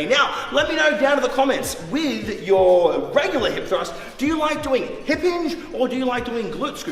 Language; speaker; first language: English; native; English